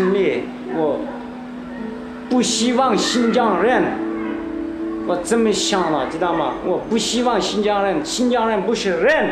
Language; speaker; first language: Chinese; non-native, local second language; Uyghur